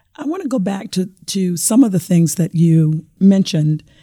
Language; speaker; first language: English; native; English